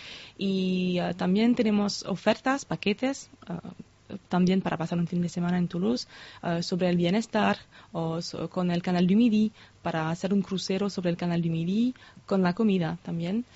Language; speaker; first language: Spanish; non-native, fluent; French